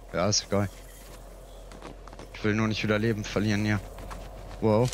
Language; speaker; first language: German; native; German